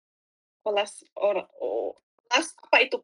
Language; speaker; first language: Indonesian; non-native, fluent; English